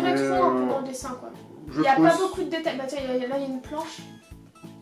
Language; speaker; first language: French; native; French